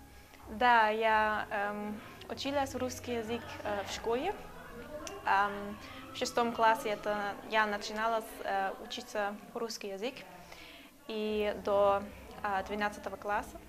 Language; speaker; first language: Russian; non-native, learner; German